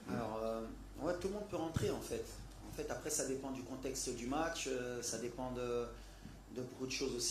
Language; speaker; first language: French; native; French